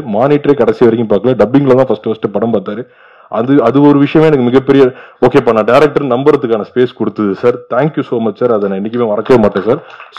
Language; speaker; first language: Tamil; native; Tamil